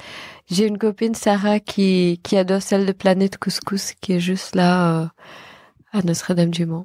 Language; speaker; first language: French; non-native, fluent; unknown